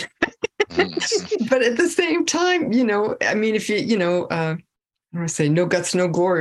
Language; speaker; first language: English; native; English